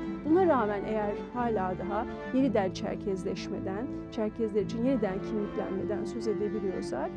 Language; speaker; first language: Turkish; native; Turkish